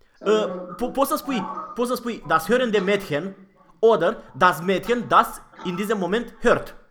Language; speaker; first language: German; non-native, fluent; Romanian